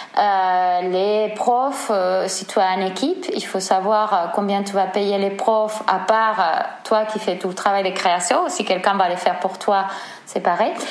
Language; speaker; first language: French; non-native, fluent; Spanish